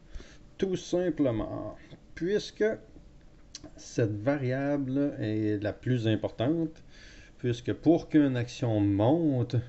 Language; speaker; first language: French; native; French